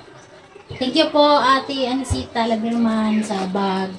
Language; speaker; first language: Filipino; non-native, local second language; Cebuano